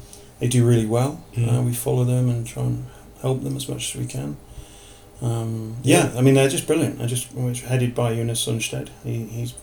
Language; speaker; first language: English; native; English